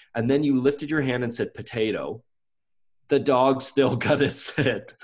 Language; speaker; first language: English; native; English